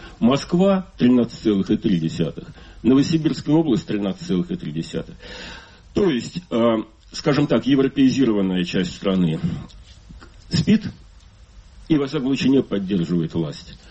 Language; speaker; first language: Russian; native; Russian